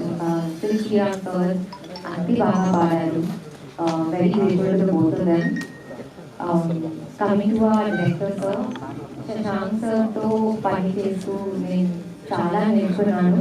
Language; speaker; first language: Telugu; non-native, learner; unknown